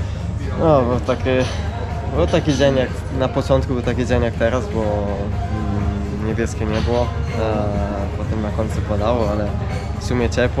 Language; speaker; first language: Polish; non-native, fluent; Italian